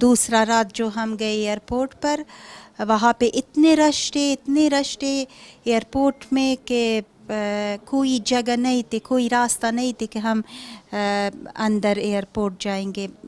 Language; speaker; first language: Hindi; non-native, fluent; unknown